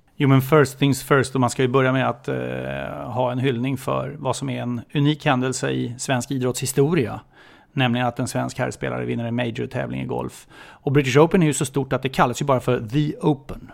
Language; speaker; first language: Swedish; native; Swedish